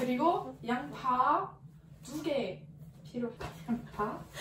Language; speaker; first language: Korean; non-native, learner; French